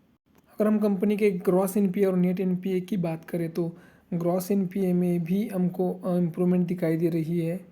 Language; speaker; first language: Hindi; non-native, local second language; Marathi